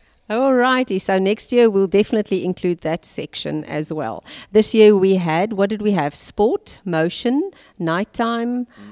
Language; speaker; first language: English; non-native, local second language; Afrikaans